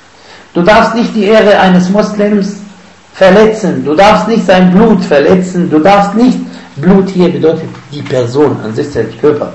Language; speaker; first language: German; non-native, fluent; Arabic